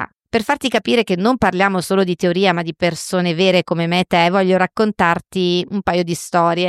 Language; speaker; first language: Italian; native; Italian